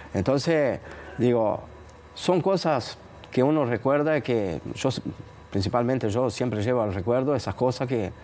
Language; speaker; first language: Spanish; native; Spanish